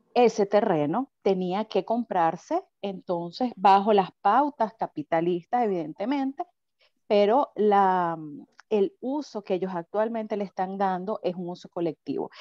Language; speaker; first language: Spanish; native; Spanish